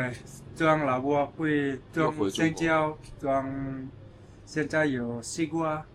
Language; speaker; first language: Chinese; non-native, learner; Lao